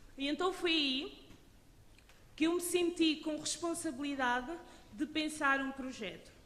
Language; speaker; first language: Portuguese; early bilingual, other home language; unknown